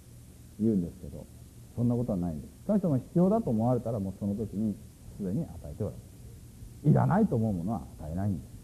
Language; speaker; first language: Japanese; native; Japanese